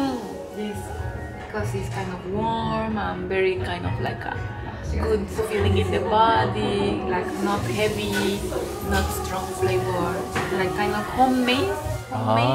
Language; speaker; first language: English; non-native, learner; Spanish